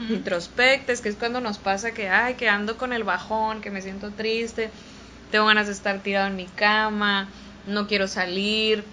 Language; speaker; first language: Spanish; native; Spanish